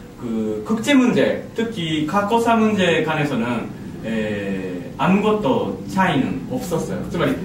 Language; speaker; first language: Korean; non-native, learner; Japanese